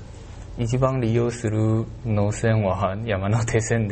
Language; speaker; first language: Japanese; non-native, learner; Chinese